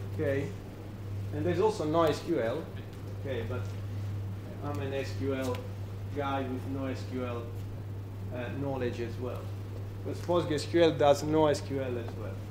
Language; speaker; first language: English; non-native, fluent; Italian